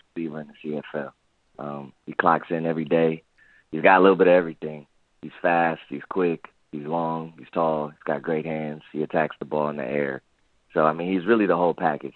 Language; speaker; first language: English; native; English